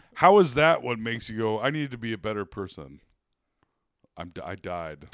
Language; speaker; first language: English; native; English